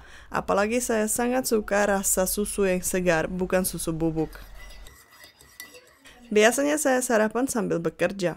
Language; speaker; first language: Indonesian; non-native, fluent; Czech